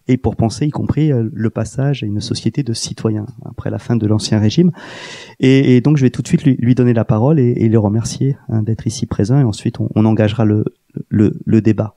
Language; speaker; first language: French; native; French